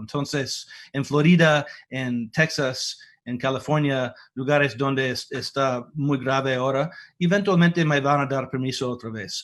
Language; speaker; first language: Spanish; non-native, fluent; English